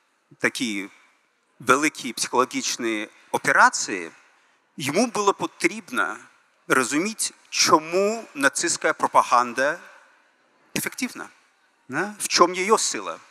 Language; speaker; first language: Ukrainian; early bilingual, heritage; Ukrainian